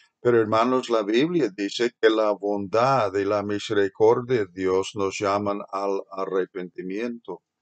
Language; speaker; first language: Spanish; non-native, fluent; English